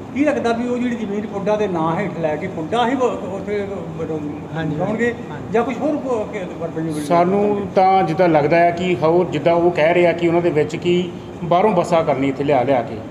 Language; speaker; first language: Punjabi; native; Punjabi